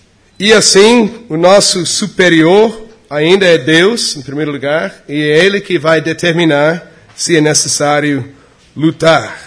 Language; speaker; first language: Portuguese; non-native, fluent; English